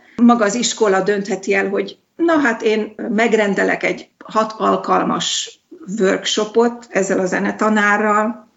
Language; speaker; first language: Hungarian; native; Hungarian